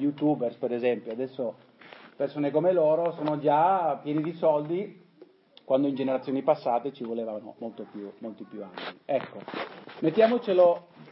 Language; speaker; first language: Italian; non-native, fluent; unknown